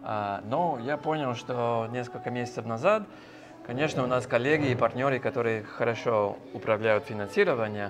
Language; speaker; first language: Russian; non-native, fluent; English